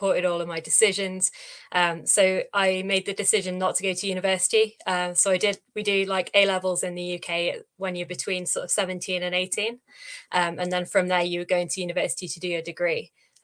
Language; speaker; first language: English; native; English